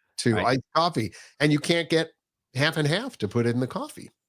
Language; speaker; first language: English; native; English